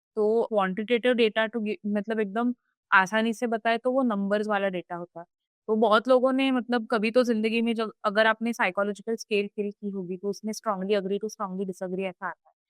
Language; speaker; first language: Hindi; non-native, local second language; Marathi